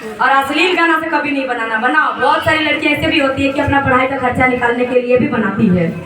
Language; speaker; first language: Hindi; native; Hindi